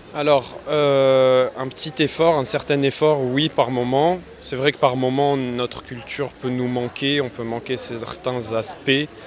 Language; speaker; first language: French; non-native, local second language; Arabic